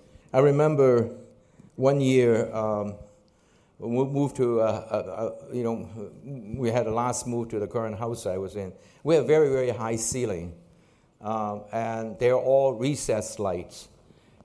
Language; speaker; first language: English; non-native, local second language; Cantonese